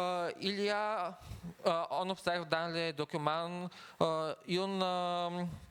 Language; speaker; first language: French; non-native, fluent; Bulgarian